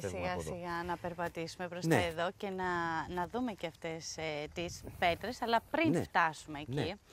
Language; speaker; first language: Greek; native; Greek